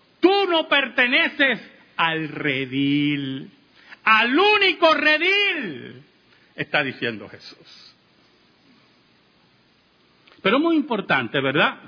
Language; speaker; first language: Spanish; native; Spanish